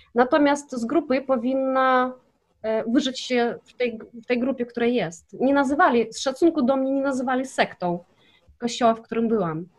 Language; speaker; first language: Polish; early bilingual, heritage; Kazakh